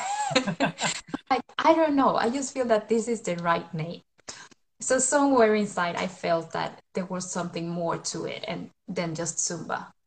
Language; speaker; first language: English; non-native, fluent; Spanish